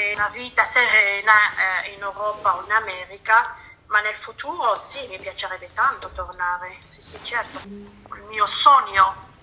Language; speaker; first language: Italian; non-native, fluent; Arabic